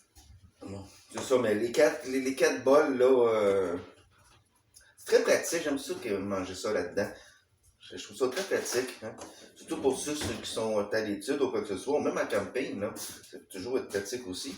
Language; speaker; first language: French; native; French